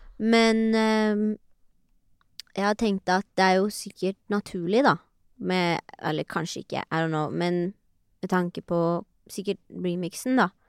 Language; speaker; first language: Norwegian; native; Norwegian